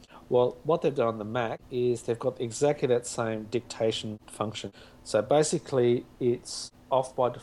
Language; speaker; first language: English; native; English